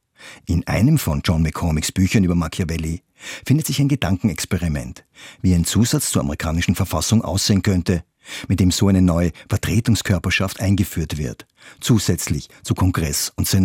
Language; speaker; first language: German; native; German